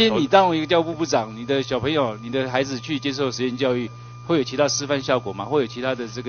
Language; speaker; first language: Chinese; native; Chinese